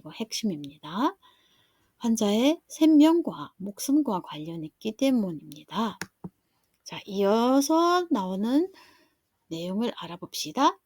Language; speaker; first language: Korean; non-native, fluent; Mongolian